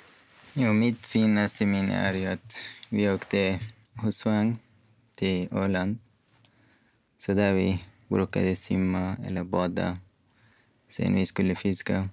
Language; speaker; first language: Swedish; non-native, fluent; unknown